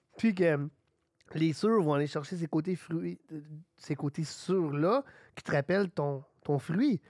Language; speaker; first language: French; native; French